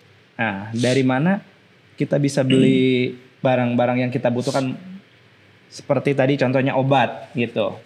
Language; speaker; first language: Indonesian; non-native, local second language; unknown